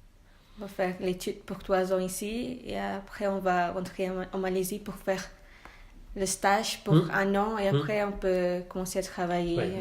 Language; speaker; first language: French; non-native, learner; Malay